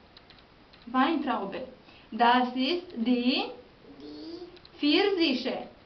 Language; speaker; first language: German; non-native, learner; Romanian